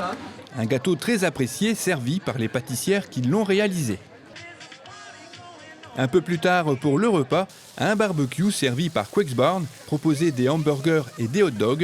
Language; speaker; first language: French; native; French